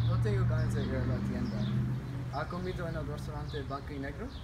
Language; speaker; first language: Spanish; non-native, learner; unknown